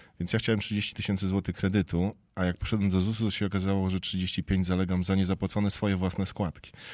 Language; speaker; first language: Polish; native; Polish